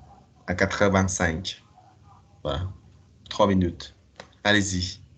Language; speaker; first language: French; non-native, fluent; Khmer